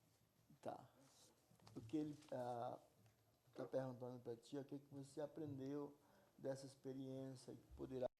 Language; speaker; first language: Portuguese; non-native, local second language; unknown